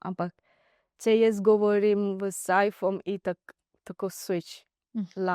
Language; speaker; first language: Slovenian; non-native, learner; Divehi